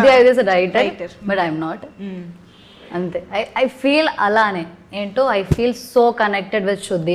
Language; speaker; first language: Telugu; non-native, learner; Malayalam